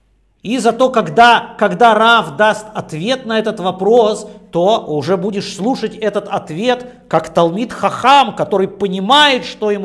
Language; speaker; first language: Russian; native; Russian